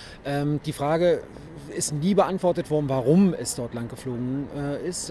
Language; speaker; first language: German; native; German